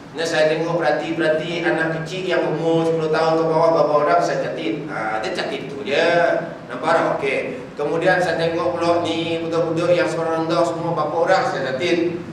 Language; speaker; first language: Malay; non-native, local second language; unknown